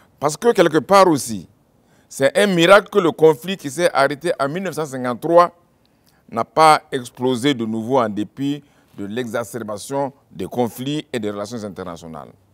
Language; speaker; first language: French; non-native, local second language; Mossi